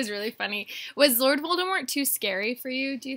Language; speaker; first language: English; native; English